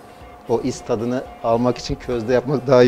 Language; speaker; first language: Turkish; native; Turkish